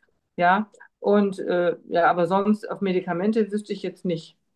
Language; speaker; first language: German; native; German